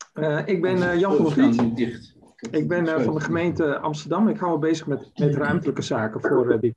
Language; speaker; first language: Dutch; native; Dutch